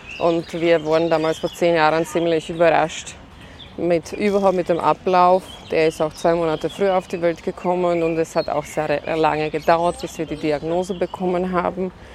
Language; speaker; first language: German; non-native, fluent; Slovak